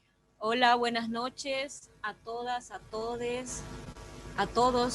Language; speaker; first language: Spanish; native; Spanish